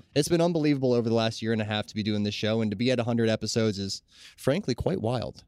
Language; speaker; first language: English; native; English